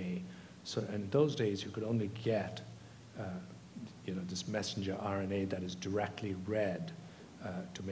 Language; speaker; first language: English; non-native, local second language; Tamil